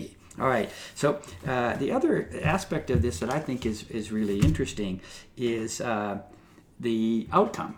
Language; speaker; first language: English; native; English